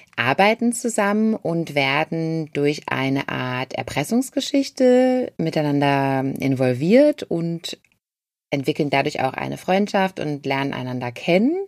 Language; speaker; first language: German; native; German